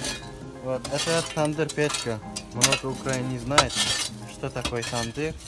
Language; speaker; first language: Russian; non-native, learner; Turkmen